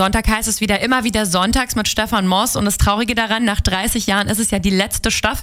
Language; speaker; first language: German; native; German